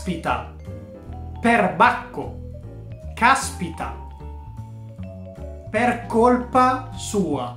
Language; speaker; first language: Italian; non-native, fluent; Japanese